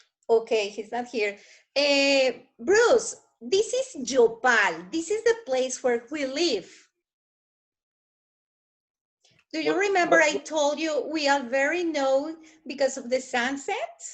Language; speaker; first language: English; non-native, fluent; Spanish